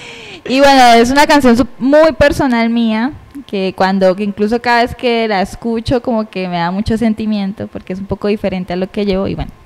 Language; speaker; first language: Spanish; native; Spanish